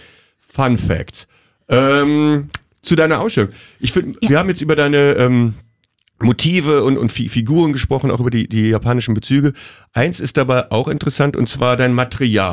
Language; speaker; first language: German; native; German